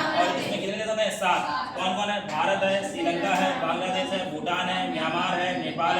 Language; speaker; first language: Hindi; native; Hindi